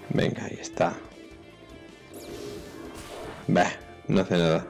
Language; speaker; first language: Spanish; native; Spanish